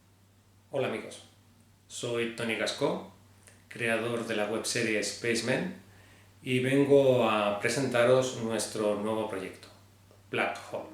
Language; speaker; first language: Spanish; native; Spanish